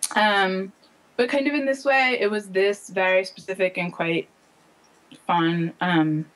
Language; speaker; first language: English; native; English